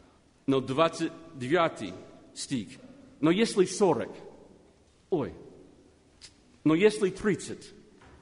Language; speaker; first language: Russian; non-native, learner; English